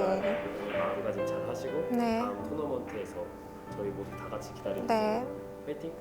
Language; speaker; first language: Korean; native; Korean